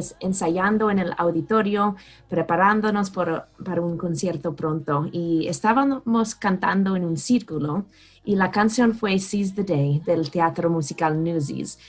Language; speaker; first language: Spanish; non-native, fluent; English